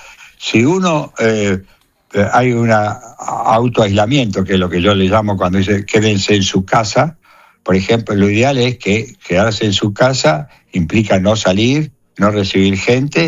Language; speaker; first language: Spanish; native; Spanish